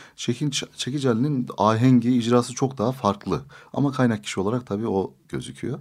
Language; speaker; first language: Turkish; native; Turkish